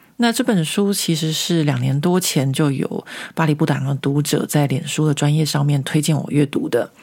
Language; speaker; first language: Chinese; native; Chinese